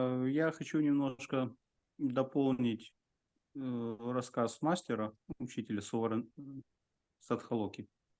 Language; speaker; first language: Russian; native; Russian